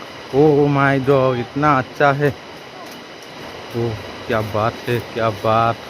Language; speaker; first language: Hindi; non-native, local second language; Assamese